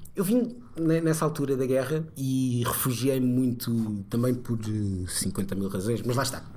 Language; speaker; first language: Portuguese; early bilingual, other home language; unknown